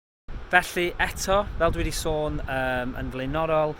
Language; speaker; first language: Welsh; native; Welsh